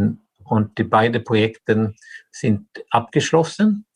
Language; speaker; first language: German; non-native, fluent; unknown